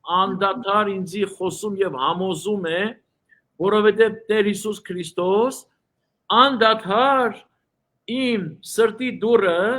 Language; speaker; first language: Armenian; early bilingual, heritage; Armenian